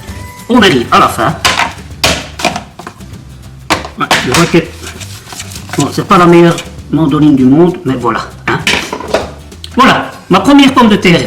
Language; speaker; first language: French; native; French